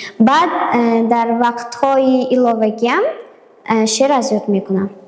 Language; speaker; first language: Tajik; non-native, local second language; Kyrgyz